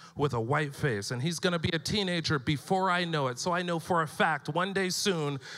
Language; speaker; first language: English; native; English